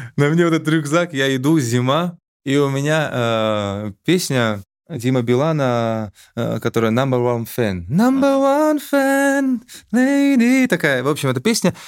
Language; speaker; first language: Russian; native; Russian